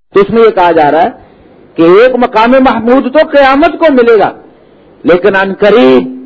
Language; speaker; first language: Urdu; non-native, local second language; Punjabi